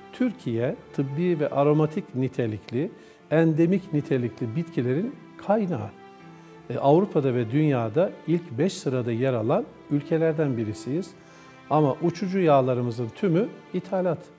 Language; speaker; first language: Turkish; native; Turkish